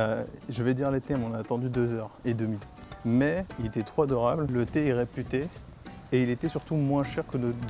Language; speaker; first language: French; native; French